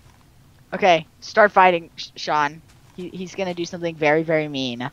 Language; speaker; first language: English; native; English